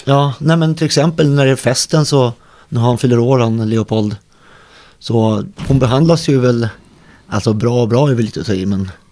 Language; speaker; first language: Swedish; native; Swedish